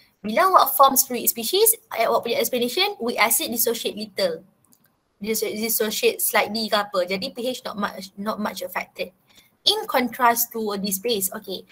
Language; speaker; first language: English; non-native, local second language; Malay